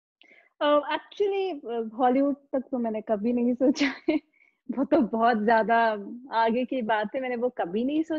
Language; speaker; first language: Hindi; non-native, fluent; Pashto